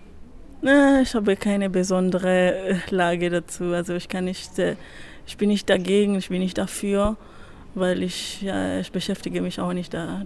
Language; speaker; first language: German; non-native, fluent; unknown